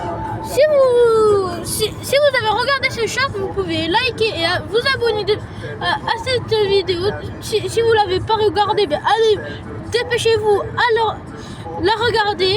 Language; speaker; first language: French; early bilingual, other home language; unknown